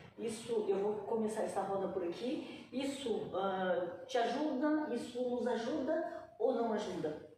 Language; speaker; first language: Portuguese; native; Portuguese